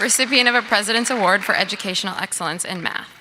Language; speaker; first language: English; native; English